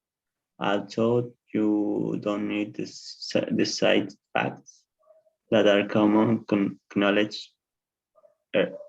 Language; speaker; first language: English; non-native, learner; Spanish